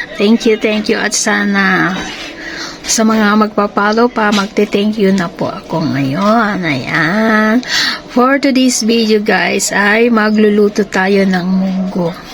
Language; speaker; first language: Filipino; non-native, local second language; Iloko